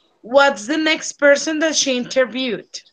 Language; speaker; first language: English; non-native, fluent; Spanish